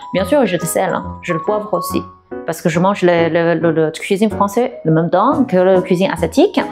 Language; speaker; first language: French; non-native, fluent; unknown